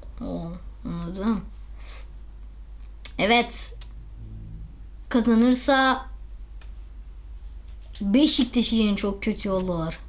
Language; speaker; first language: Turkish; non-native, learner; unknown